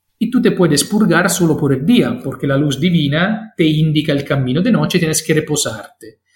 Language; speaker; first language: Spanish; non-native, fluent; Italian